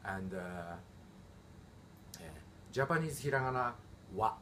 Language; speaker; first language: English; non-native, learner; Japanese